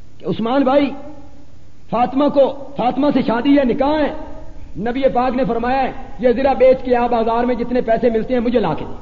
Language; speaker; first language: Urdu; non-native, local second language; Punjabi